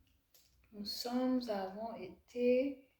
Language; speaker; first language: French; non-native, learner; English